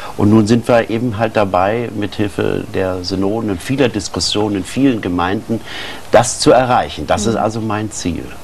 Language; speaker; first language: German; native; German